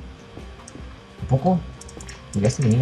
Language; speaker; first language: Spanish; native; Spanish